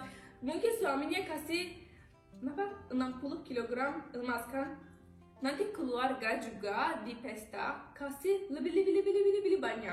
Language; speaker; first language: Indonesian; non-native, learner; Turkish